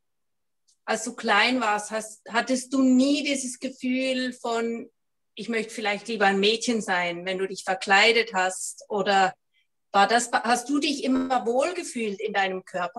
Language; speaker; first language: German; native; German